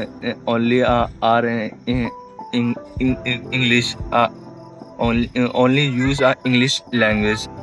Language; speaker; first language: English; non-native, learner; Hindi